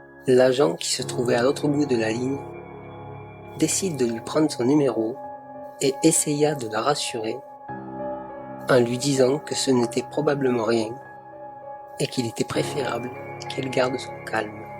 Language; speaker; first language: French; native; French